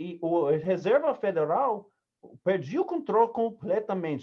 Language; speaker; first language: Portuguese; non-native, learner; English